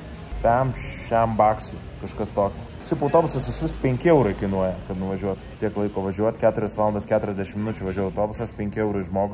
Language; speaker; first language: Lithuanian; native; Lithuanian